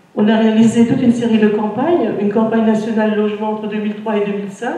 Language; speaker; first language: French; native; French